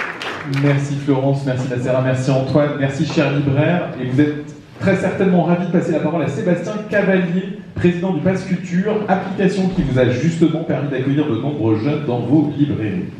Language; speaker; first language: French; native; French